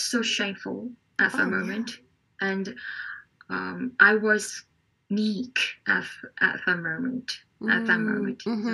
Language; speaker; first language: English; non-native, fluent; Korean